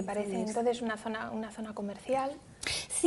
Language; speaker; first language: Spanish; native; Spanish